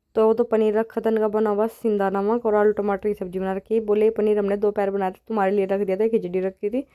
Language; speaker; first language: Hindi; native; Hindi